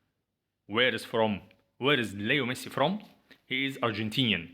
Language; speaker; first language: English; non-native, fluent; Arabic